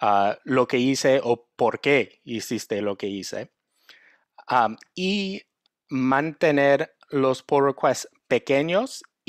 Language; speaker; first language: Spanish; non-native, fluent; English